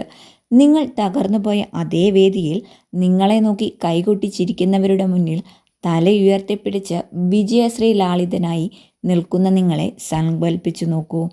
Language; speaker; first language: Malayalam; native; Malayalam